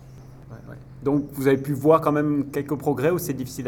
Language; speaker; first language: French; native; French